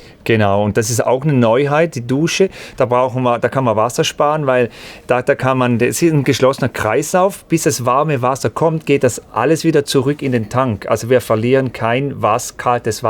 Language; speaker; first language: German; native; German